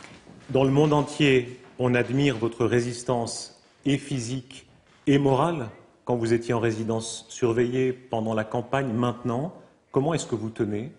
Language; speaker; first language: French; native; French